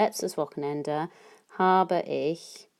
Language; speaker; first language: German; non-native, fluent; English